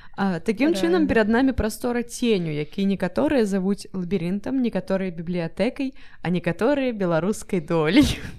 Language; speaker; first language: Belarusian; non-native, local second language; Russian